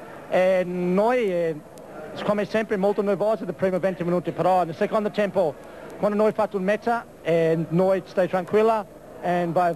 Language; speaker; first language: Italian; non-native, learner; English